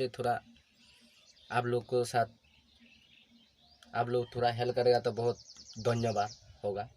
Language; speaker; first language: Hindi; non-native, local second language; Kok Borok